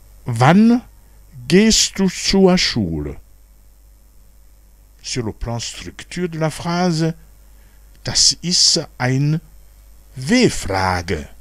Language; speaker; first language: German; non-native, fluent; Rundi